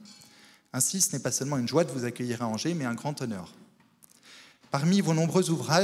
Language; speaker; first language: French; native; French